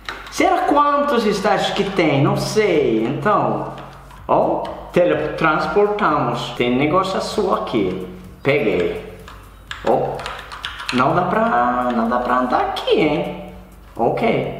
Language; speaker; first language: Portuguese; non-native, fluent; Swedish